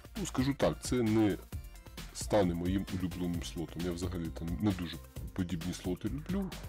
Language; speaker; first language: Ukrainian; non-native, local second language; Russian